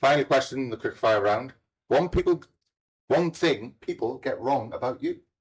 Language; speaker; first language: English; native; English